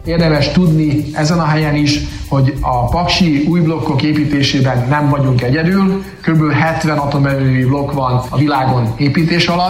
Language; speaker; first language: Hungarian; native; Hungarian